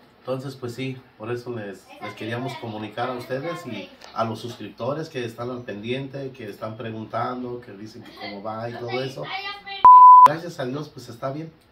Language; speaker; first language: Spanish; native; Spanish